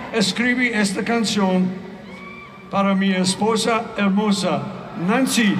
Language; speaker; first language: Spanish; non-native, learner; English